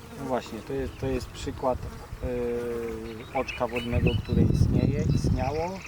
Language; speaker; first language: Polish; native; Polish